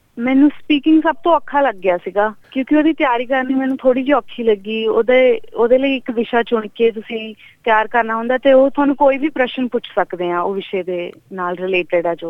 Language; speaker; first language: Punjabi; early bilingual, other home language; English